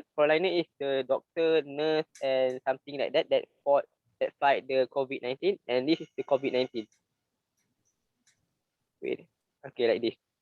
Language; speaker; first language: English; non-native, learner; Malay